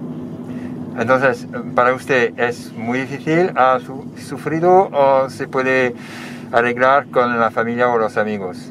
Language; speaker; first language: Spanish; non-native, fluent; French